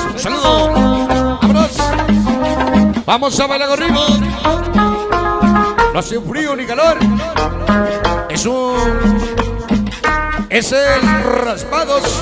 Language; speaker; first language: Spanish; native; Spanish